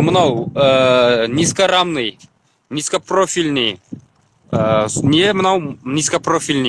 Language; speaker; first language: Russian; non-native, local second language; Kazakh